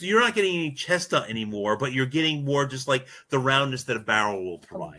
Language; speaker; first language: English; native; English